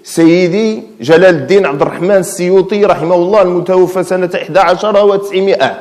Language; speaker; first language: Arabic; native; Arabic